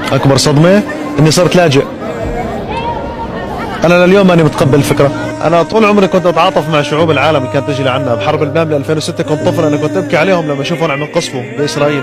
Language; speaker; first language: Arabic; native; Arabic